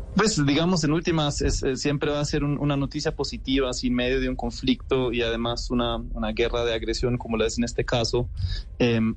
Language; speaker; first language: Spanish; non-native, fluent; German